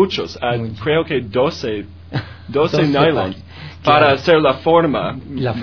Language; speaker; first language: Spanish; non-native, learner; English